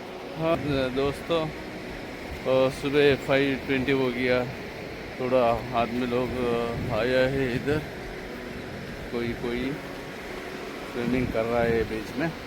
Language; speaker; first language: Hindi; non-native, local second language; Kannada